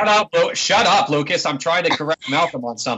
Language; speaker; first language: English; native; English